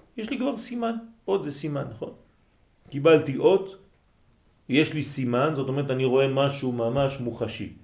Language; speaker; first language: Hebrew; non-native, fluent; French